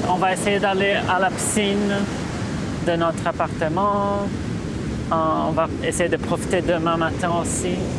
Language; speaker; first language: French; non-native, fluent; Portuguese